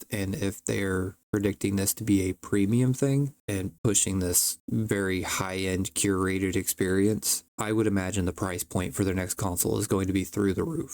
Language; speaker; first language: English; native; English